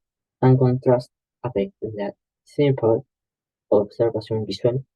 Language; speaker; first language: French; non-native, learner; Spanish